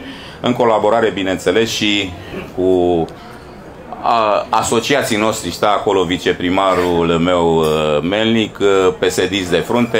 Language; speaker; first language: Romanian; native; Romanian